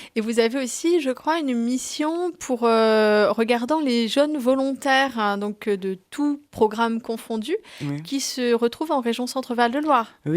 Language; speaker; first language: French; native; French